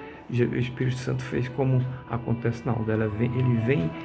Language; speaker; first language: Portuguese; native; Portuguese